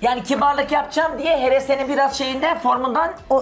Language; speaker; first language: Turkish; native; Turkish